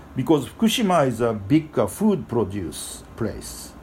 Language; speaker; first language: English; non-native, fluent; Japanese